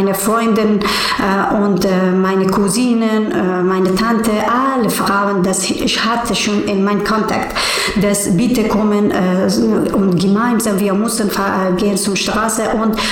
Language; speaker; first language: German; non-native, learner; Persian